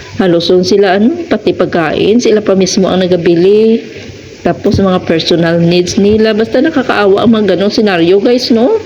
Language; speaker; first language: Filipino; non-native, local second language; Hiligaynon